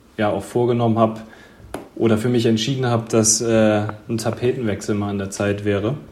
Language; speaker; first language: German; native; German